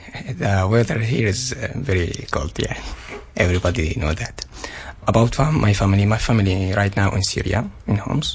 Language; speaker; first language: English; non-native, learner; Arabic